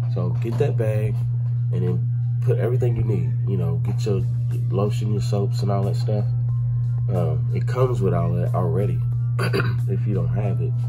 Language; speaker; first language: English; native; English